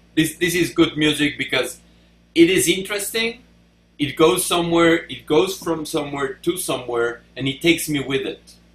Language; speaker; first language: English; non-native, fluent; Spanish